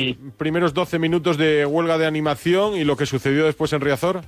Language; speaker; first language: Spanish; native; Spanish